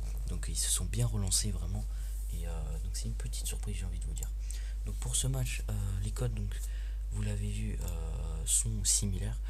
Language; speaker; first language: French; native; French